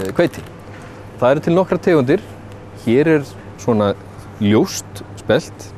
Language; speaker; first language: Icelandic; native; Icelandic